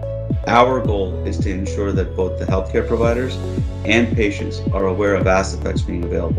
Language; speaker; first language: English; native; English